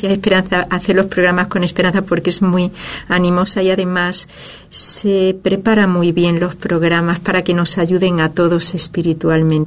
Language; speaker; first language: Spanish; native; Spanish